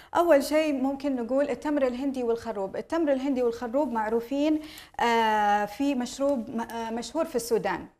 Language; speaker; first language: Arabic; native; Arabic